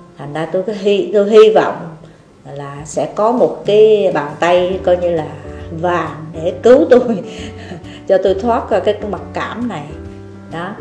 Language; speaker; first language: Vietnamese; native; Vietnamese